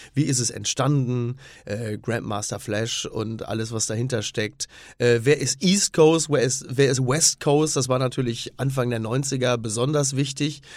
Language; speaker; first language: German; native; German